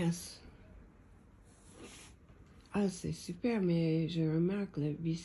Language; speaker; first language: French; non-native, fluent; English